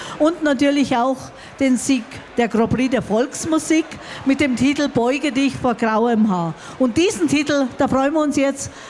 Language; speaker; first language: German; native; German